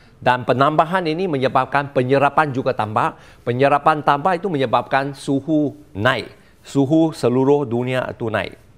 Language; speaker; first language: Malay; non-native, local second language; Chinese